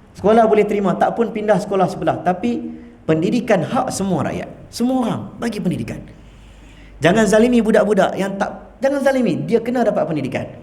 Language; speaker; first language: Malay; native; Malay